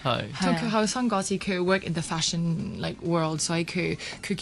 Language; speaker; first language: Cantonese; early bilingual, other home language; French